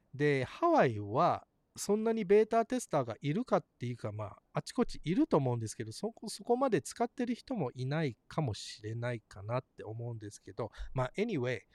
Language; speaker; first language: Japanese; early bilingual, heritage; Japanese